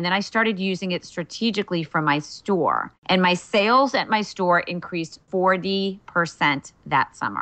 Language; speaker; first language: English; native; English